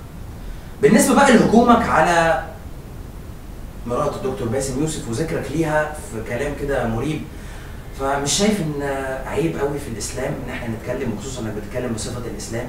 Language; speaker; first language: Arabic; native; Arabic